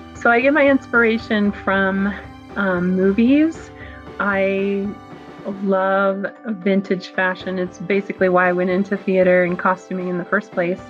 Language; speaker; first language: English; native; English